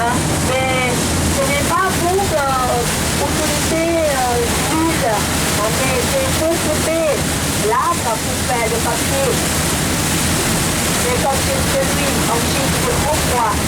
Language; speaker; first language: French; non-native, learner; Thai